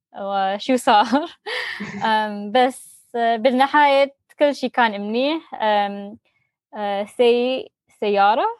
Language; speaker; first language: Arabic; non-native, learner; English